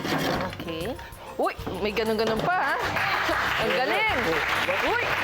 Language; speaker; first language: Filipino; native; Filipino